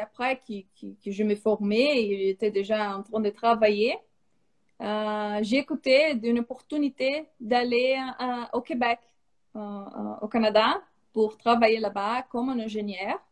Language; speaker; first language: French; non-native, fluent; Portuguese